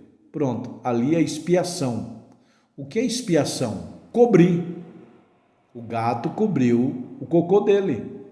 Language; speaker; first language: Portuguese; native; Portuguese